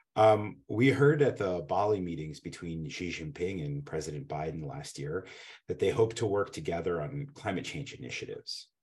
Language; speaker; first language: English; native; English